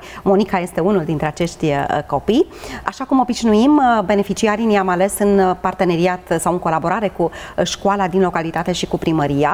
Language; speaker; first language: Romanian; native; Romanian